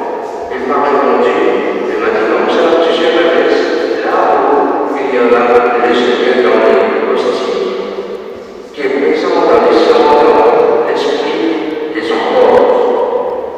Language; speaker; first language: French; non-native, local second language; Morisyen